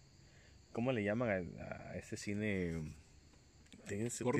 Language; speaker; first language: Spanish; native; Spanish